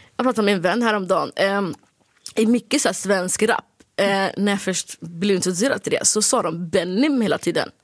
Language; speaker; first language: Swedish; early bilingual, other home language; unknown